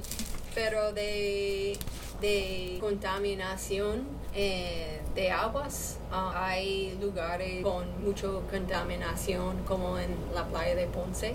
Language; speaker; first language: Spanish; non-native, learner; English